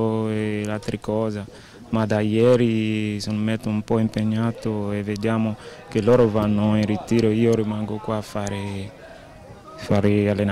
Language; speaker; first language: Italian; non-native, learner; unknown